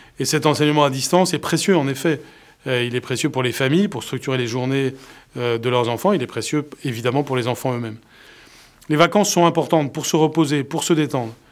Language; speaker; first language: French; native; French